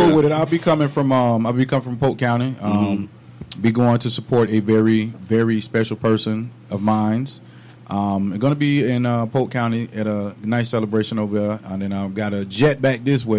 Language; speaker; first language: English; native; English